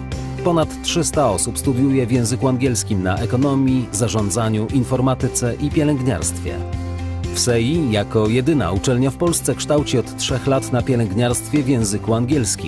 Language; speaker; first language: Polish; native; Polish